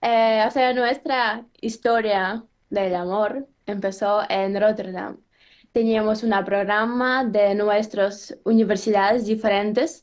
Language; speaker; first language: Spanish; non-native, learner; Ukrainian